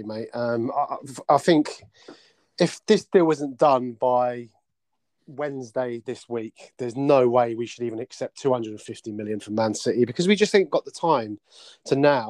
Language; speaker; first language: English; native; English